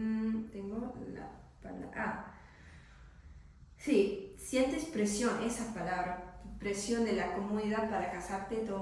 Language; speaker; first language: Spanish; non-native, learner; English